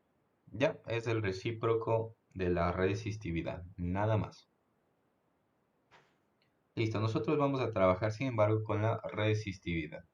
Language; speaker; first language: Spanish; native; Spanish